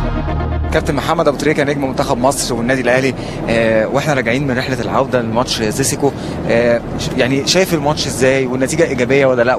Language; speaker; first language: Arabic; native; Arabic